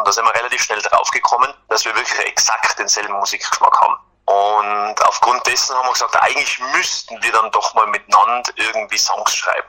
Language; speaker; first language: German; native; German